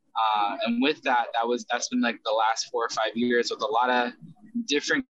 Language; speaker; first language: English; native; English